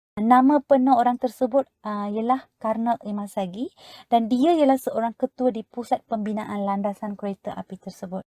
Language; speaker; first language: Malay; non-native, local second language; Tamil